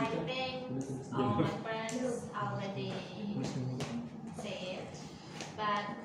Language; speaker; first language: English; non-native, learner; Indonesian